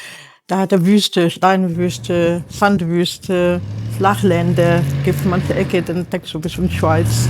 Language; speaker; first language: German; non-native, learner; Arabic